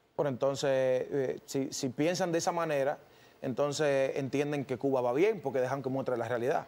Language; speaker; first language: Spanish; native; Spanish